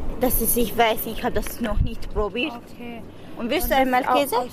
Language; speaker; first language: German; non-native, learner; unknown